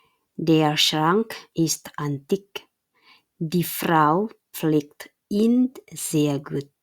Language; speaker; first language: German; non-native, fluent; Indonesian